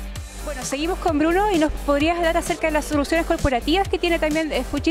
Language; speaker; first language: Spanish; native; Spanish